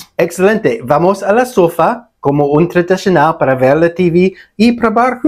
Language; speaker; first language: Spanish; non-native, learner; English